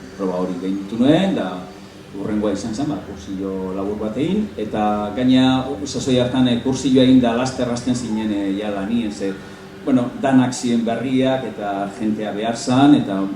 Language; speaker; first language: Basque; non-native, local second language; Spanish